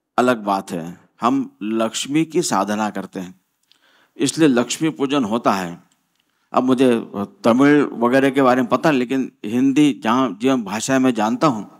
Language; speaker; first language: Hindi; non-native, local second language; Marathi